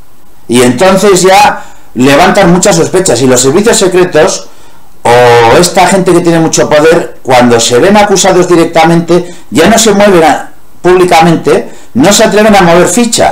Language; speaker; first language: Spanish; native; Spanish